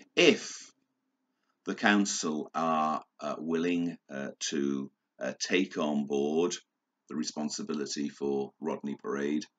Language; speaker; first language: English; native; English